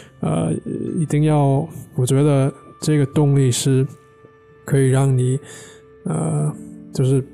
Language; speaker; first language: Chinese; non-native, fluent; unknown